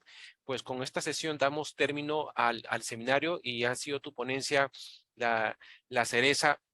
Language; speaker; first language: Spanish; native; Spanish